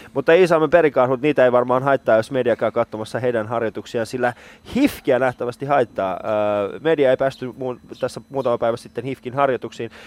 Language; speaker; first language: Finnish; native; Finnish